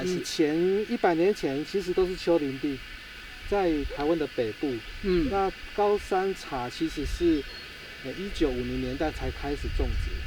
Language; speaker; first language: Chinese; native; Chinese